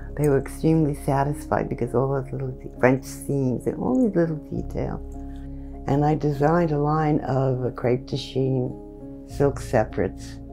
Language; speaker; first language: English; native; English